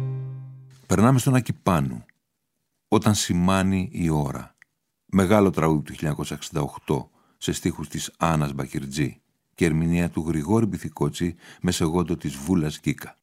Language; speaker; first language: Greek; native; Greek